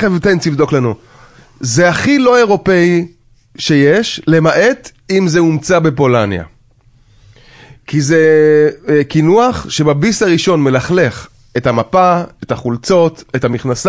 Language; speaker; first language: Hebrew; native; Hebrew